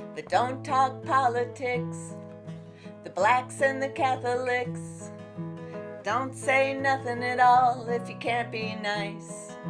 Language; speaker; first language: English; native; English